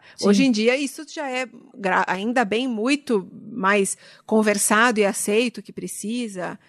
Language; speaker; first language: Portuguese; native; Portuguese